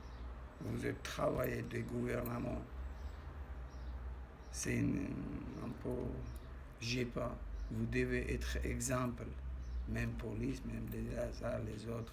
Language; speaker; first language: French; non-native, learner; Armenian